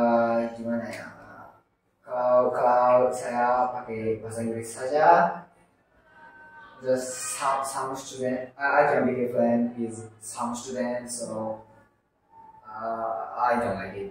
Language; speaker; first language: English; non-native, learner; Japanese